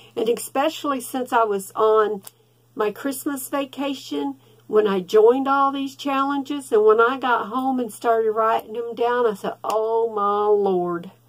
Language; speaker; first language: English; native; English